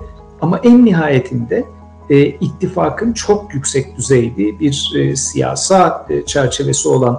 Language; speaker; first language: Turkish; native; Turkish